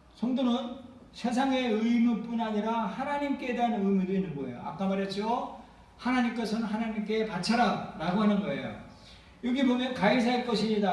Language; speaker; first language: Korean; native; Korean